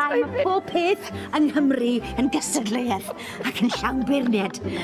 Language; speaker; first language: Welsh; native; Welsh